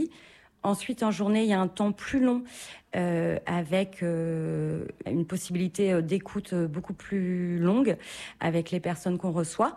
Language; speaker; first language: French; native; French